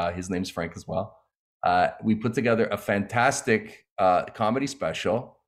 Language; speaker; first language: English; early bilingual, other home language; Italian